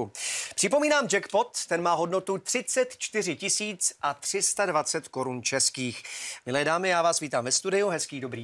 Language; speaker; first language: Czech; native; Czech